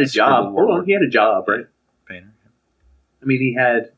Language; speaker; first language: English; native; English